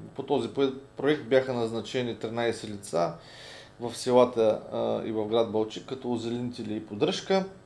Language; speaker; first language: Bulgarian; native; Bulgarian